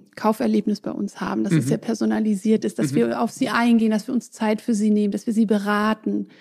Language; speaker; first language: German; non-native, local second language; French